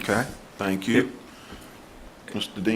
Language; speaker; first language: English; native; English